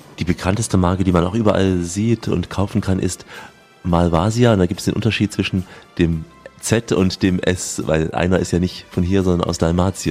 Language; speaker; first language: German; native; German